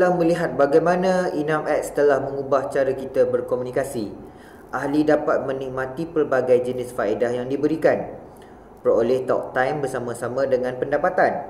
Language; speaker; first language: Malay; native; Malay